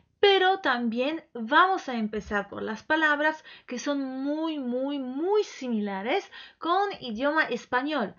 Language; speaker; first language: Spanish; non-native, fluent; Polish